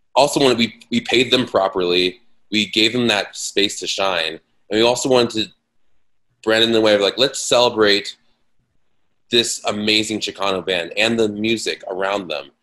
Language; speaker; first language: English; native; English